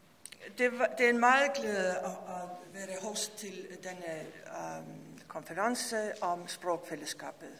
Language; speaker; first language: Danish; non-native, fluent; Icelandic